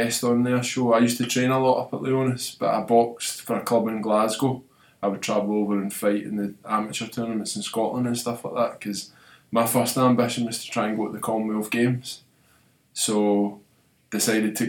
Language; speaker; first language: English; native; English